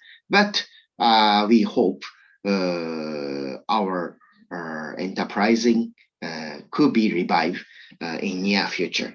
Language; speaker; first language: English; non-native, learner; Japanese